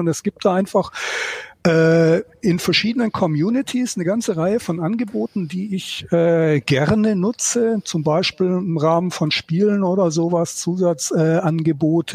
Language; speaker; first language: German; native; German